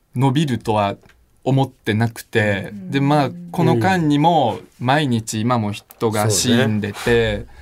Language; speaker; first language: Japanese; early bilingual, other home language; Russian